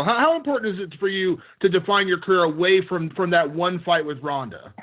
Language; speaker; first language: English; native; English